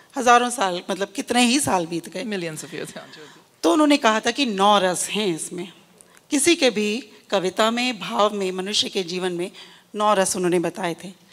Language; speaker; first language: Hindi; native; Hindi